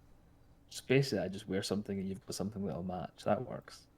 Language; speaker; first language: English; native; English